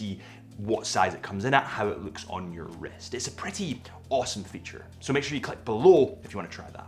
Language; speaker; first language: English; native; English